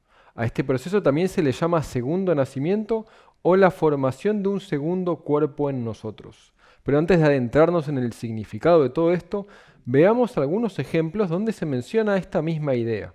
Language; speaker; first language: Spanish; native; Spanish